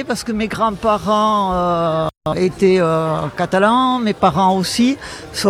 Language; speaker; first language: French; native; French